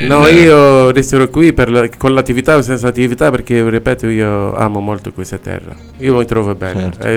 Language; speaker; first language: Italian; non-native, learner; Arabic